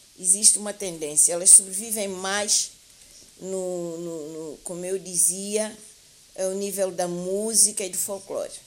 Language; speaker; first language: Portuguese; native; Portuguese